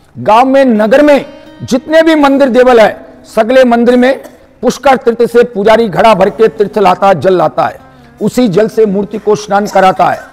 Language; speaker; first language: Hindi; non-native, local second language; Marathi